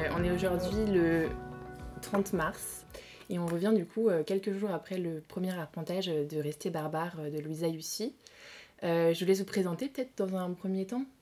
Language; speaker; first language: French; native; French